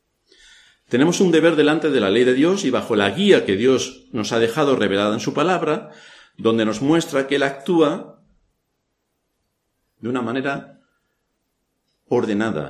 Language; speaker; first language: Spanish; native; Spanish